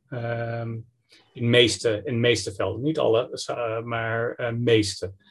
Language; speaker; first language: Dutch; non-native, fluent; English